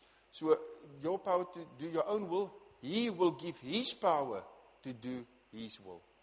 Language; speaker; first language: English; non-native, local second language; Afrikaans